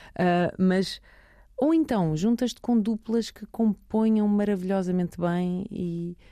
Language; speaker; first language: Portuguese; early bilingual, heritage; Portuguese